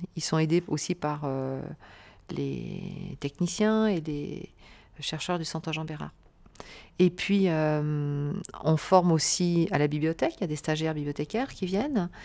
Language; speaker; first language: French; native; French